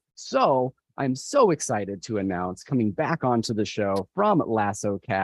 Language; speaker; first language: English; native; English